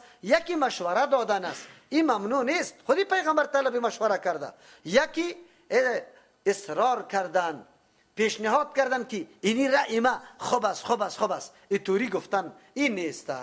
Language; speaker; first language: Persian; native; Persian